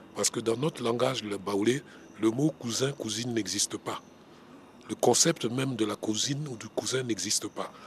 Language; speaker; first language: French; non-native, local second language; Baoulé